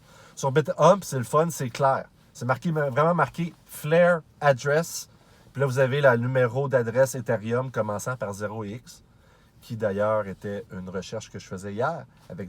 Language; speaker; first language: French; native; French